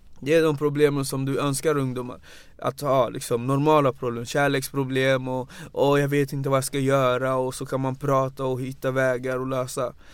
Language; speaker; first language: Swedish; early bilingual, other home language; Wolof